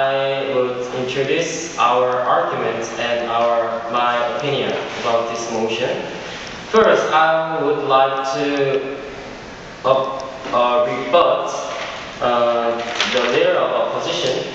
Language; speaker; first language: English; non-native, fluent; Korean